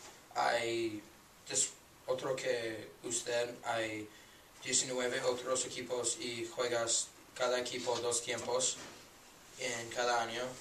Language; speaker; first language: Spanish; non-native, learner; English